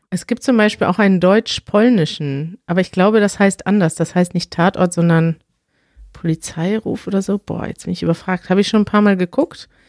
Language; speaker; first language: German; native; German